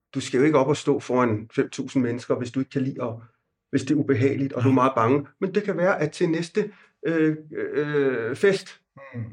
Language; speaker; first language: Danish; non-native, fluent; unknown